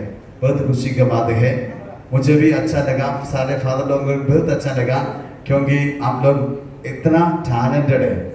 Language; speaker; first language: Hindi; non-native, local second language; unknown